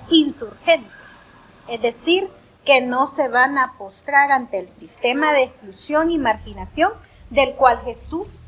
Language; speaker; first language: Spanish; native; Spanish